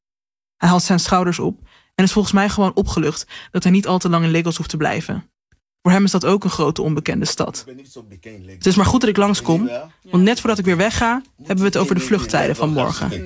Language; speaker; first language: Dutch; native; Dutch